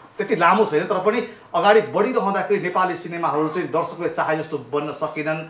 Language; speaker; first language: Nepali; native; Nepali